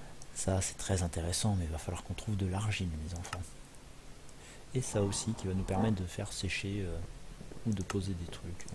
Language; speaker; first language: French; native; French